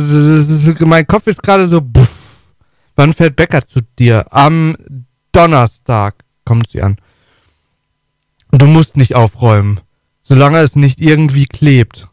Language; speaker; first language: German; native; German